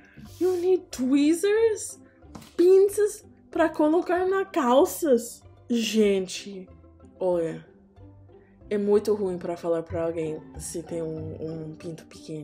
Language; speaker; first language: Portuguese; non-native, learner; English